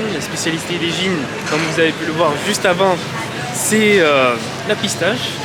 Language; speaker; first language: French; native; French